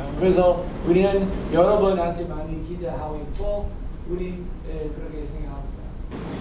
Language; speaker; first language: Korean; non-native, fluent; English